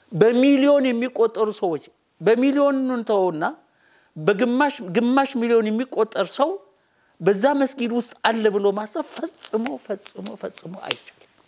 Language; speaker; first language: Amharic; native; Amharic